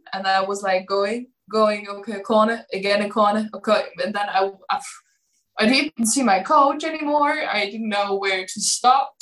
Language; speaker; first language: English; non-native, fluent; German